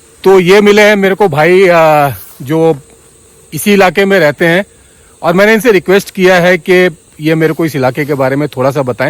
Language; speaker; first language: Hindi; native; Hindi